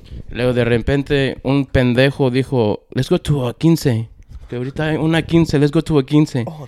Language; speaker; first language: Spanish; early bilingual, heritage; Spanish